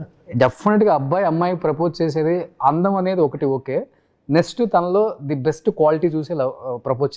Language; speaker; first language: Telugu; native; Telugu